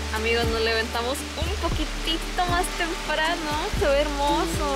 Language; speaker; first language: Spanish; native; Spanish